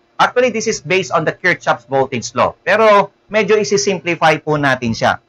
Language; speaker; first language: English; non-native, local second language; Filipino